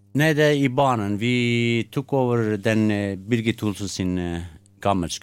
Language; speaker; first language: Norwegian; non-native, fluent; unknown